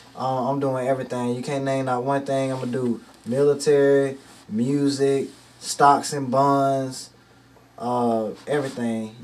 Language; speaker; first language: English; native; English